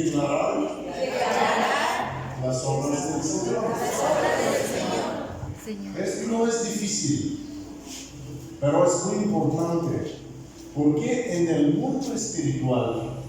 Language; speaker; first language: Spanish; non-native, fluent; Bulgarian